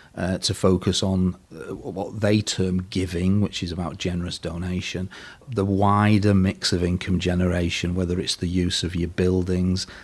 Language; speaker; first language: English; native; English